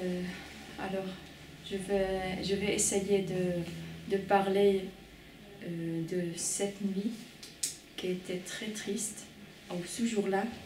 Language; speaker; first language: French; non-native, fluent; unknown